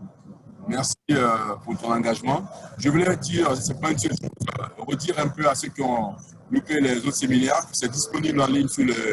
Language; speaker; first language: French; native; French